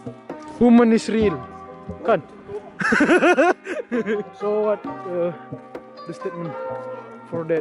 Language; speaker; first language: English; non-native, learner; Indonesian